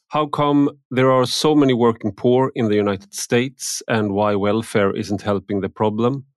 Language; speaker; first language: English; non-native, fluent; Swedish